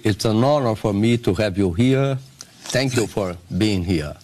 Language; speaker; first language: English; non-native, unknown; Portuguese